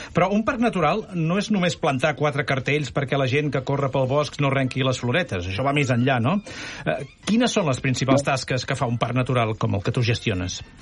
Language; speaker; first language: Catalan; native; Catalan